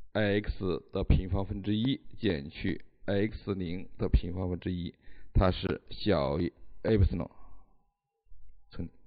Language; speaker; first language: Chinese; native; Chinese